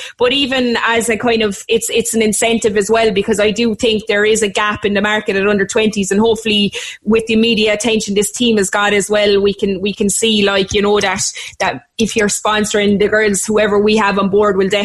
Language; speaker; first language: English; native; English